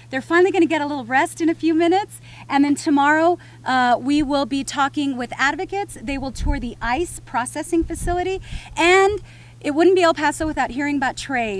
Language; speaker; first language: English; early bilingual, other home language; Spanish